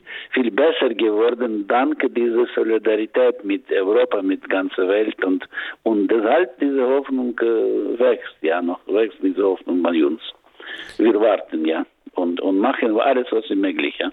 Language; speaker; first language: German; non-native, learner; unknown